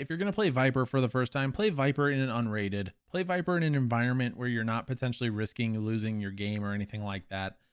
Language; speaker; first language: English; native; English